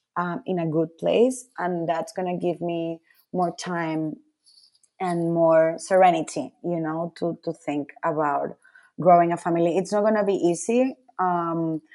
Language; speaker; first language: English; non-native, fluent; Spanish